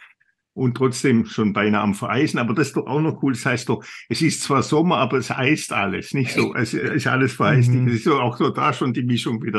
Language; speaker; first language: German; native; German